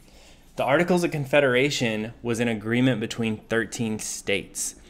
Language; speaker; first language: English; native; English